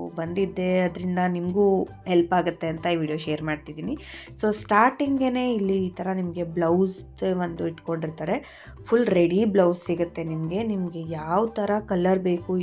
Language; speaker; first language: Kannada; native; Kannada